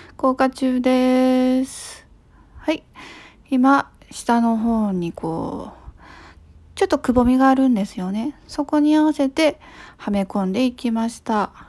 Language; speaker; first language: Japanese; native; Japanese